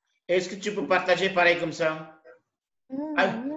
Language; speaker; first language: French; non-native, fluent; Tamil